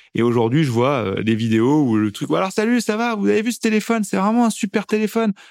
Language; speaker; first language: French; native; French